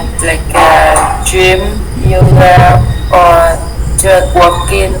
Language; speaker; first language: English; non-native, learner; Vietnamese